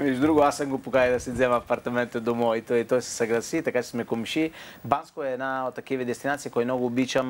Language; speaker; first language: Bulgarian; non-native, fluent; Italian